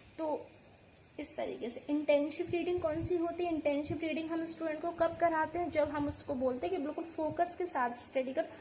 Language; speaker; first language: Hindi; native; Hindi